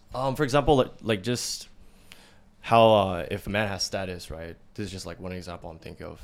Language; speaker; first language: English; native; English